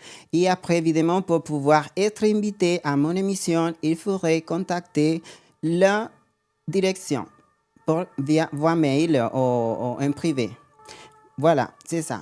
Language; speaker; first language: French; non-native, learner; Spanish